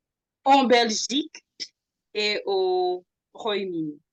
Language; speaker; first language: French; non-native, fluent; English